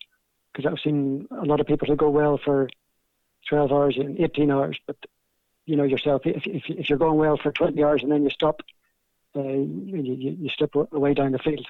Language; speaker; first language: English; native; English